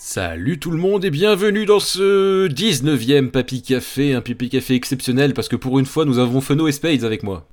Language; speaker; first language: French; native; French